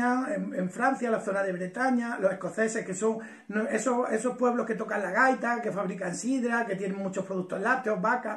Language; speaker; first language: Spanish; native; Spanish